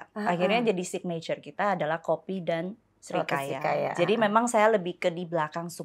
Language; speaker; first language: Indonesian; native; Indonesian